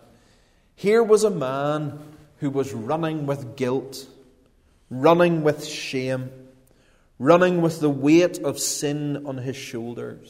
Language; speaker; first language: English; native; English